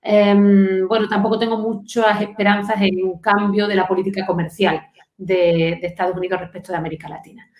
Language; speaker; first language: Spanish; native; Spanish